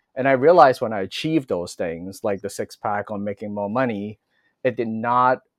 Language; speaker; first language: English; early bilingual, other home language; Cantonese